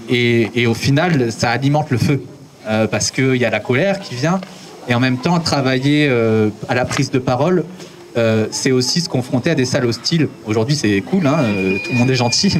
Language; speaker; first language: French; native; French